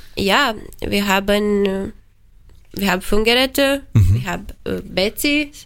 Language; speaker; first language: German; non-native, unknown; Romanian